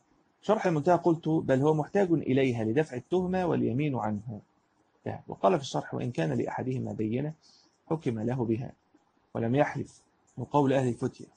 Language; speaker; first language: Arabic; native; Arabic